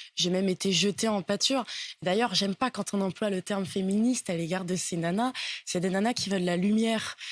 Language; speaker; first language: French; native; French